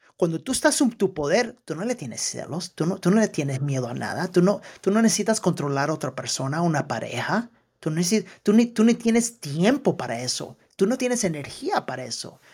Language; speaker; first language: Spanish; early bilingual, heritage; Spanish